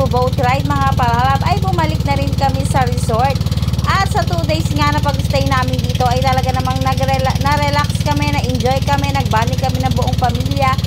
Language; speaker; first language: Filipino; non-native, local second language; Cebuano